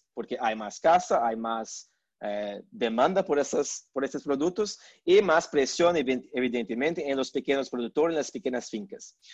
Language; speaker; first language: Spanish; non-native, learner; Portuguese